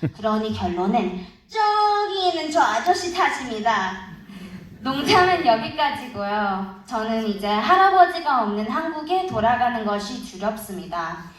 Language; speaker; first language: Korean; early bilingual, heritage; Korean